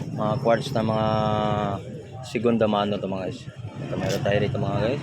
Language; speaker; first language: Filipino; native; Filipino